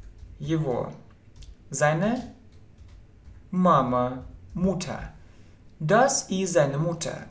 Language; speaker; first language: German; non-native, fluent; Russian